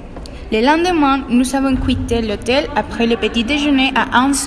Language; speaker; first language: French; non-native, learner; Spanish